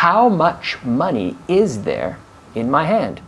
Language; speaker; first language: English; non-native, fluent; Spanish